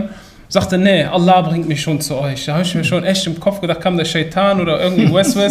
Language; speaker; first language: German; native; German